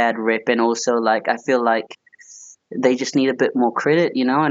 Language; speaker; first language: English; native; English